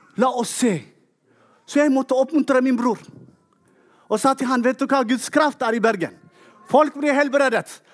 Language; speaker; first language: Norwegian; non-native, fluent; Tigrinya